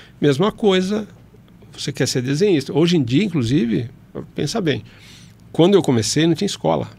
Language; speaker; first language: Portuguese; native; Portuguese